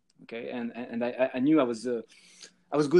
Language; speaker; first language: English; non-native, fluent; French